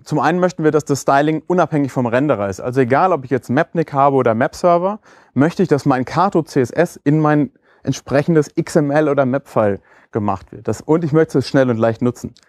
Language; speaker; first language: German; native; German